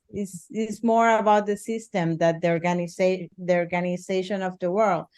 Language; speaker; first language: English; non-native, learner; Spanish